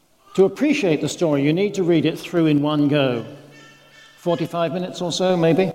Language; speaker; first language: English; native; English